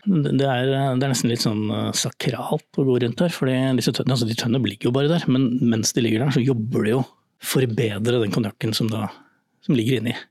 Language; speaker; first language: Norwegian; native; Norwegian